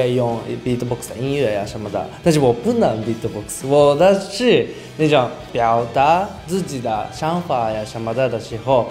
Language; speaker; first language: Chinese; non-native, learner; Japanese